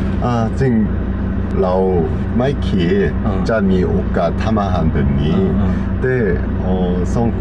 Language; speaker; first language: Thai; non-native, learner; Korean